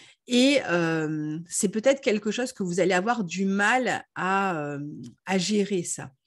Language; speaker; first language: French; native; French